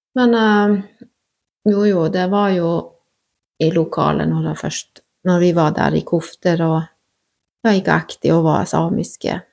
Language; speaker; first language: Norwegian; native; Norwegian